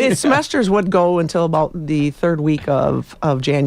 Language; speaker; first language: English; native; English